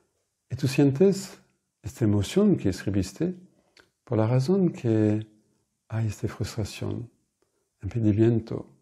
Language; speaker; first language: Spanish; non-native, fluent; French